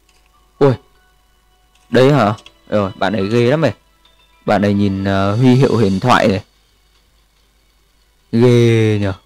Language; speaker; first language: Vietnamese; native; Vietnamese